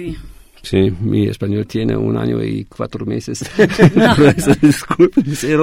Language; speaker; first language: Spanish; non-native, fluent; German